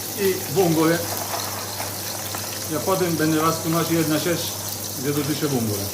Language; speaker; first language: Polish; non-native, learner; Italian